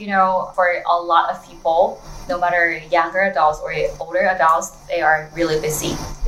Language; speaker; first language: English; non-native, fluent; Chinese